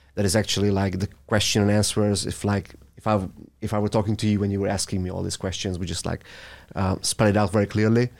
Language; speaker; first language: English; non-native, fluent; Hungarian